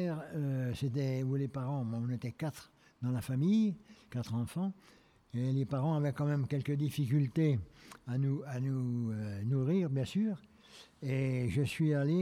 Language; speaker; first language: French; native; French